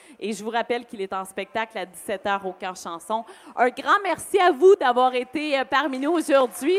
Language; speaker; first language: French; native; French